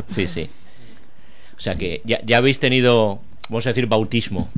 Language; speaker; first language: Spanish; native; Spanish